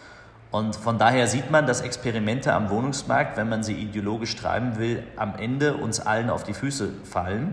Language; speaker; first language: German; native; German